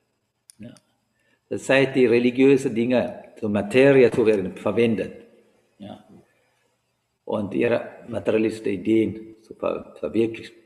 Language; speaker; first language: German; non-native, learner; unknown